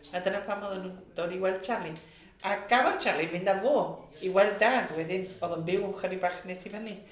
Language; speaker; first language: Welsh; early bilingual, heritage; Welsh